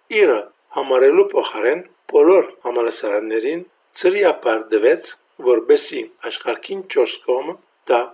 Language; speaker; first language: Armenian; early bilingual, heritage; Armenian